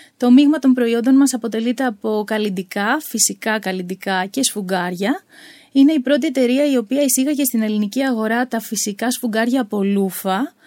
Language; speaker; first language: Greek; native; Greek